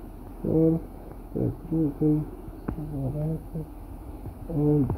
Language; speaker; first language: English; non-native, learner; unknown